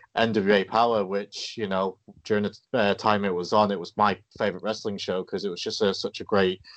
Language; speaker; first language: English; native; English